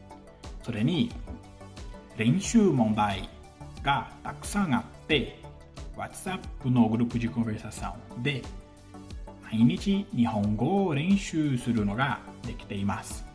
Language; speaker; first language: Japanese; non-native, learner; Portuguese